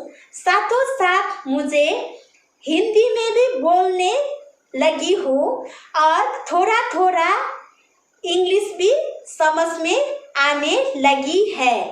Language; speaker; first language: Hindi; non-native, local second language; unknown